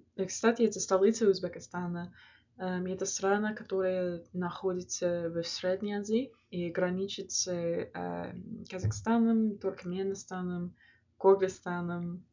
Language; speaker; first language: Russian; non-native, learner; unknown